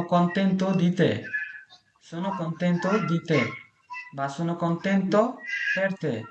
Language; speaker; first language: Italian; non-native, learner; Bangla